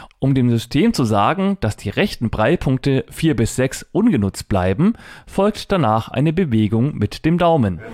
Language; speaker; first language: German; native; German